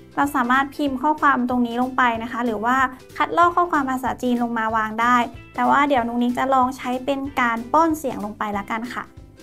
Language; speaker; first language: Thai; native; Thai